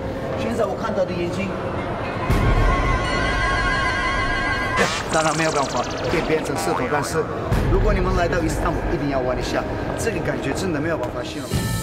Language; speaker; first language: Chinese; non-native, fluent; Turkish